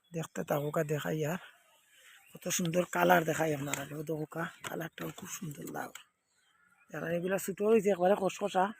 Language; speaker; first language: Bangla; non-native, local second language; Sylheti